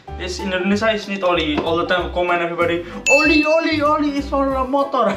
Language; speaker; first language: English; non-native, learner; Indonesian